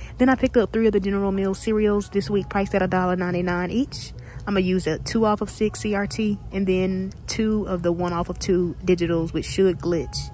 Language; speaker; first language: English; native; English